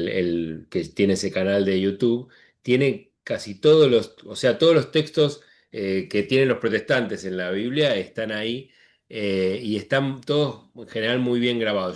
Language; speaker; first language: Spanish; native; Spanish